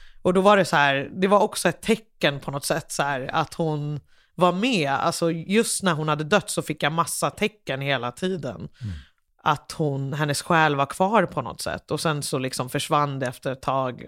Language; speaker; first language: Swedish; non-native, fluent; English